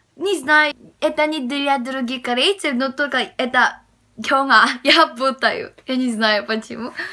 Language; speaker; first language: Russian; non-native, fluent; Korean